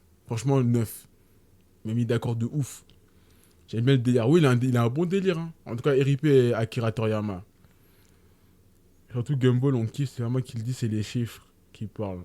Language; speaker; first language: French; native; French